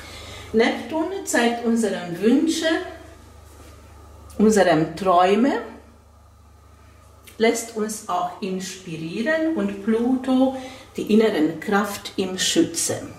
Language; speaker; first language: German; non-native, fluent; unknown